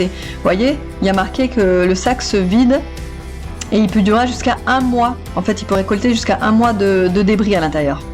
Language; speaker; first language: French; native; French